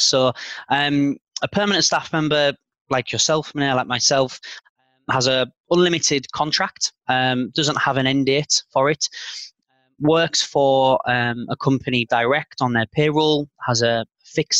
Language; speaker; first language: English; native; English